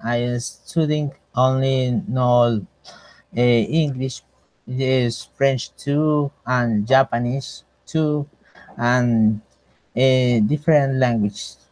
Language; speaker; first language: English; non-native, learner; Spanish